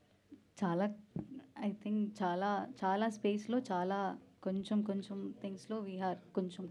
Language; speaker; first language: Telugu; non-native, learner; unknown